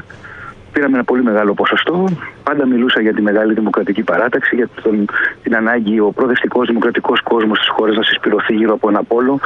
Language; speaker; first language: Greek; native; Greek